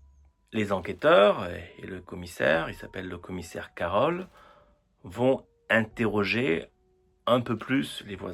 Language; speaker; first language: French; native; French